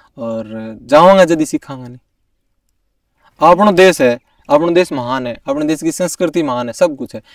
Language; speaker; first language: Hindi; native; Hindi